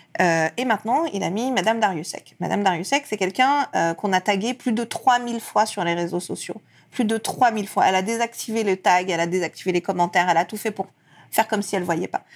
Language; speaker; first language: French; early bilingual, other home language; Persian